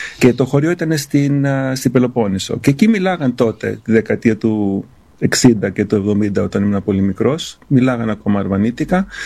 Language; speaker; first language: Greek; early bilingual, other home language; German